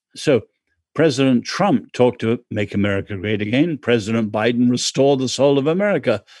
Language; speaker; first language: English; native; English